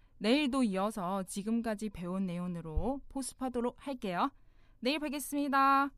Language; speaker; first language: Korean; non-native, fluent; Chinese